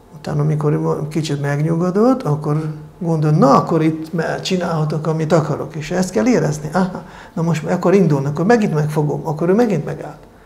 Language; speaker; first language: Hungarian; non-native, fluent; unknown